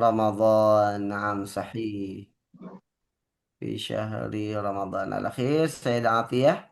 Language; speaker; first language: Arabic; non-native, fluent; Indonesian